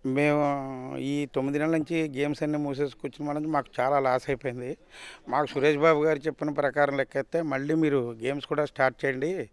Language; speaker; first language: Telugu; native; Telugu